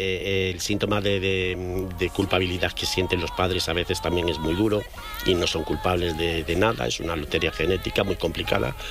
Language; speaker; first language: Spanish; native; Spanish